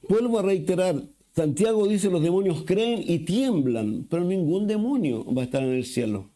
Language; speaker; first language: Spanish; native; Spanish